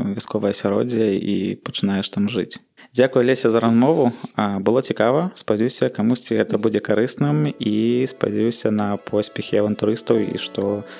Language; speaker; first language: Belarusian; non-native, local second language; Russian